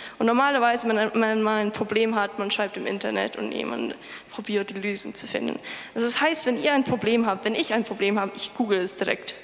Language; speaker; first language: German; non-native, fluent; Lithuanian